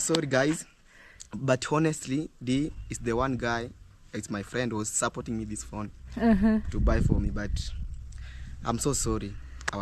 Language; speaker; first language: English; non-native, local second language; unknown